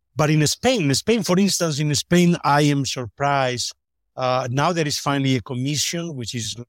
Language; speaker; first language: English; non-native, fluent; Spanish